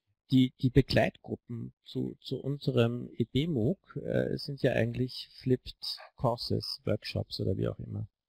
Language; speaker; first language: German; native; German